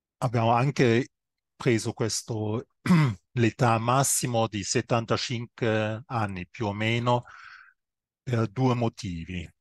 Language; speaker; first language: Italian; non-native, fluent; German